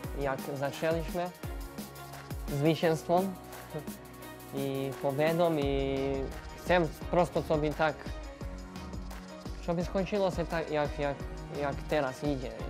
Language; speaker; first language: Polish; non-native, learner; Serbian